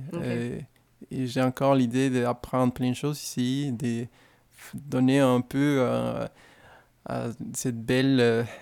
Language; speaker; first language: French; non-native, fluent; Spanish